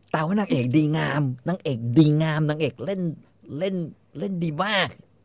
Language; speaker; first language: Thai; native; Thai